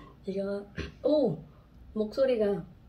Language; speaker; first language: Korean; non-native, fluent; Khmer